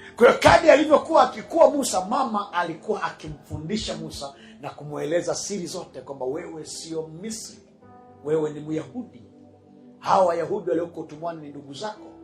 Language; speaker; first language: Swahili; native; Swahili